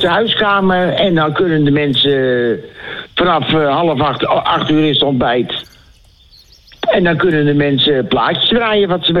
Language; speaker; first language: Dutch; native; Dutch